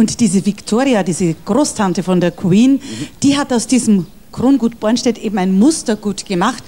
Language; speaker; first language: German; native; German